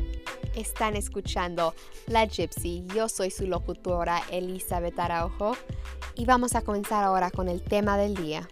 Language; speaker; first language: Spanish; early bilingual, heritage; Spanish